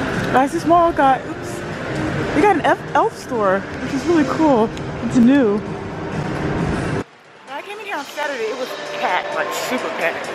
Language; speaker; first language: English; native; English